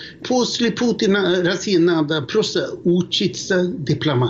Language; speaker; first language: Russian; non-native, fluent; Swedish